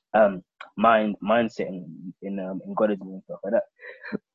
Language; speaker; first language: English; native; English